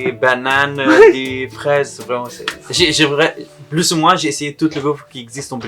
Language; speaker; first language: French; non-native, learner; Arabic